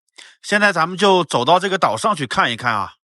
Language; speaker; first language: Chinese; native; Chinese